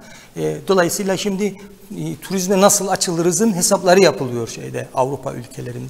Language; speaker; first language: Turkish; native; Turkish